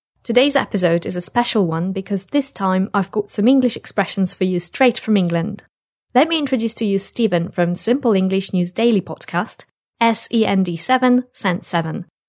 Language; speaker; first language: English; non-native, fluent; Polish